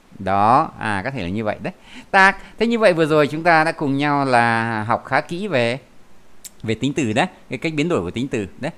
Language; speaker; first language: Vietnamese; native; Vietnamese